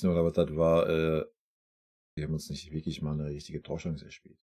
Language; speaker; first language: German; native; German